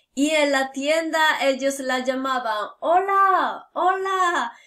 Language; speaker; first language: Spanish; native; Spanish